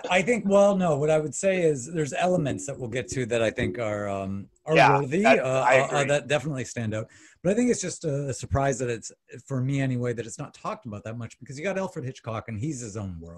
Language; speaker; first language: English; native; English